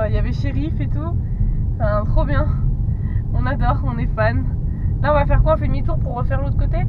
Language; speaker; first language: French; native; French